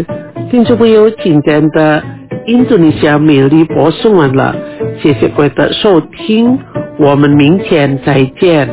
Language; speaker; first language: Chinese; early bilingual, heritage; Chinese